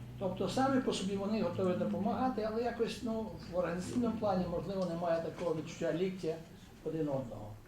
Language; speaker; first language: Ukrainian; native; Ukrainian